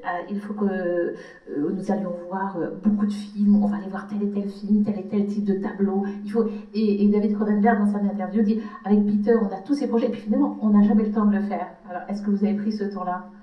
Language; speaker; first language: French; native; French